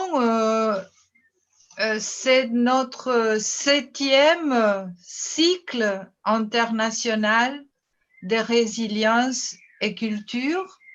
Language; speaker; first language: French; non-native, fluent; Portuguese